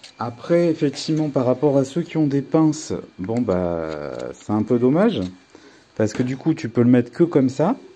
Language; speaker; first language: French; native; French